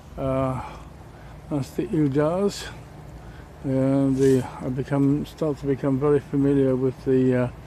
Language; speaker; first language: English; native; English